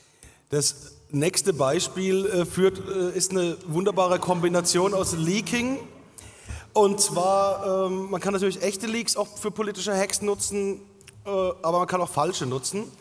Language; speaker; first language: German; native; German